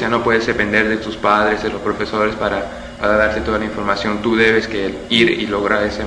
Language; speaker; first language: Spanish; early bilingual, heritage; Spanish